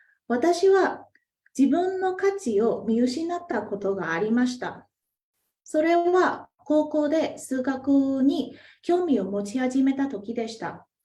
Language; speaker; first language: Japanese; non-native, fluent; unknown